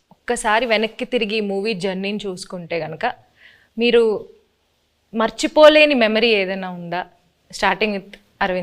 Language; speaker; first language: Telugu; native; Telugu